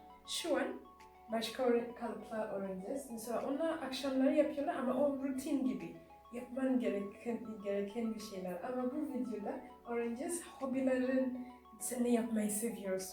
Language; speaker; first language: Turkish; non-native, fluent; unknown